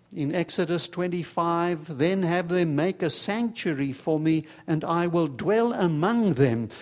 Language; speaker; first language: English; native; English